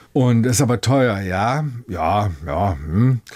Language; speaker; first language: German; native; German